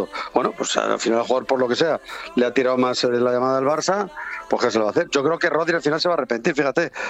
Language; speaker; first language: Spanish; native; Spanish